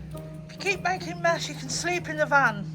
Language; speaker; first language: English; native; English